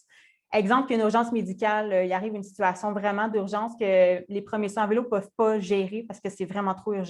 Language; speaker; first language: French; native; French